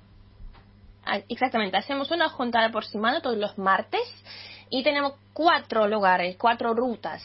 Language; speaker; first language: Spanish; non-native, fluent; Russian